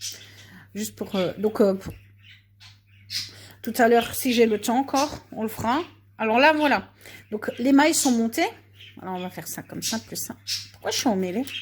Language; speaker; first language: French; native; French